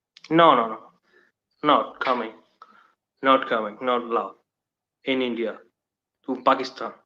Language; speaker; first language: English; non-native, learner; Punjabi